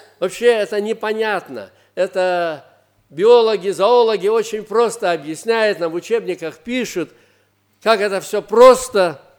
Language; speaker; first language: Russian; native; Russian